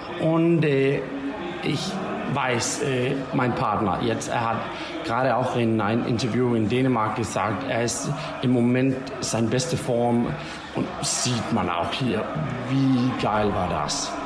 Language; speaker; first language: German; non-native, learner; Danish